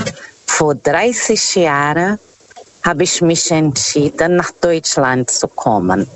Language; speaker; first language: German; non-native, fluent; Portuguese